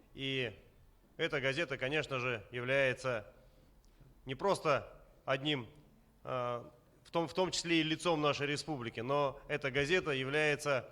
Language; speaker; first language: Russian; native; Russian